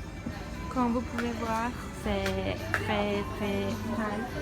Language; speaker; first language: French; non-native, learner; Turkish